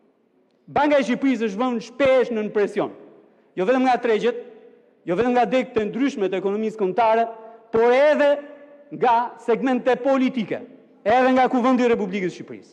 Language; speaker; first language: Albanian; native; Albanian